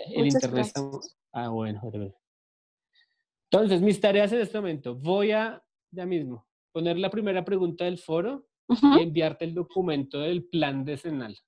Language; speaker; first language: Spanish; native; Spanish